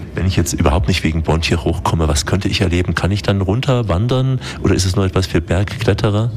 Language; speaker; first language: German; native; German